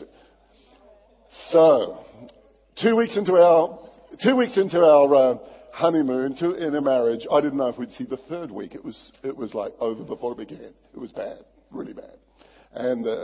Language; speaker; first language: English; native; English